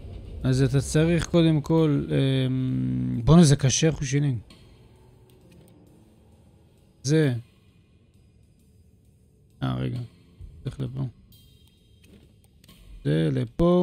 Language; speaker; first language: Hebrew; native; Hebrew